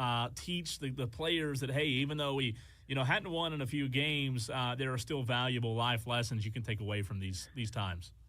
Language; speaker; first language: English; native; English